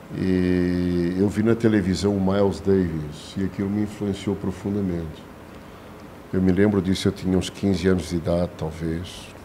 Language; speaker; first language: Portuguese; native; Portuguese